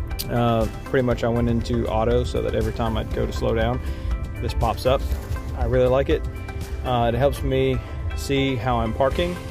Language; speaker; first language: English; native; English